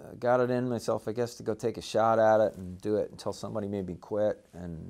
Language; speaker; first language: English; native; English